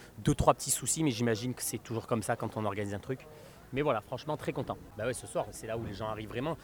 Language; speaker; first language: French; native; French